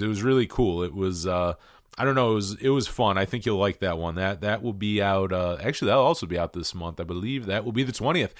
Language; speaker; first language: English; native; English